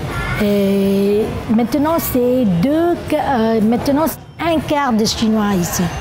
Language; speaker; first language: French; non-native, learner; Vietnamese